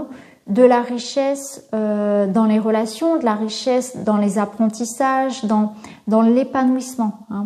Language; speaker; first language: French; native; French